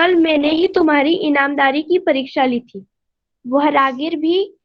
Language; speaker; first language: Hindi; non-native, local second language; Marathi